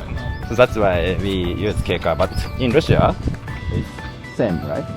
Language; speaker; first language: English; non-native, learner; Japanese